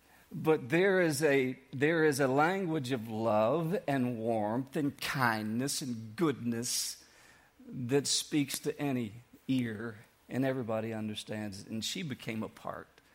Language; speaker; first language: English; native; English